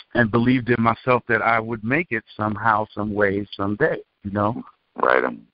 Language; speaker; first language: English; native; English